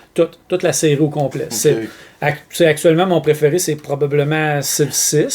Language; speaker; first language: French; native; French